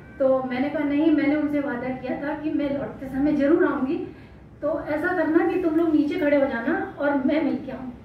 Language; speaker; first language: Hindi; native; Hindi